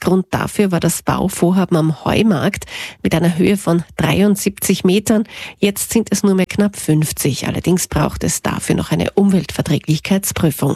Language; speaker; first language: German; native; German